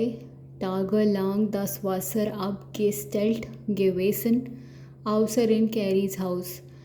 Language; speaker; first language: German; non-native, learner; Hindi